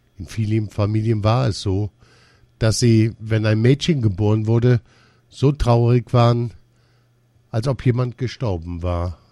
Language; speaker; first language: German; non-native, fluent; Persian